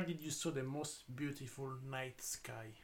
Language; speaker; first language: English; non-native, learner; Italian